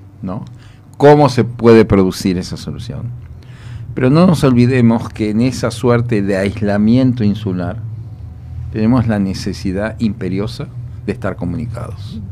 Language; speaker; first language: Spanish; native; Spanish